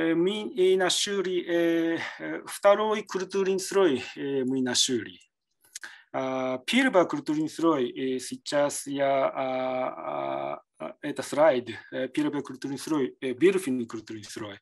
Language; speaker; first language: Russian; non-native, learner; Japanese